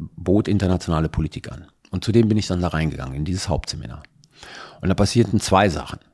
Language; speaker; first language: German; early bilingual, other home language; Italian